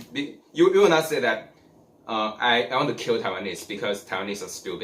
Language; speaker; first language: English; non-native, learner; Chinese